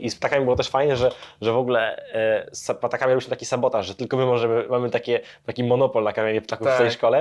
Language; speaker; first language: Polish; native; Polish